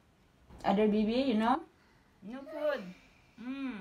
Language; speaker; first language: English; non-native, learner; Filipino